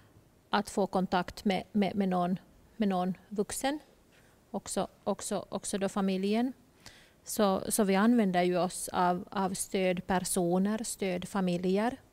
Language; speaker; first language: Swedish; non-native, local second language; Finnish